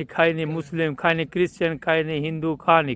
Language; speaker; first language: German; non-native, learner; Urdu